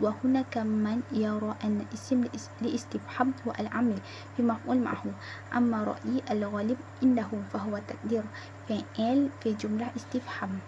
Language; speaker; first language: Arabic; non-native, learner; Malay